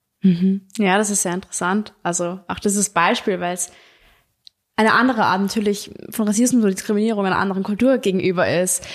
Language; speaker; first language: German; native; German